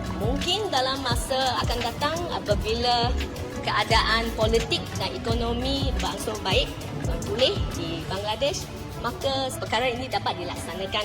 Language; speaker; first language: Malay; native; Malay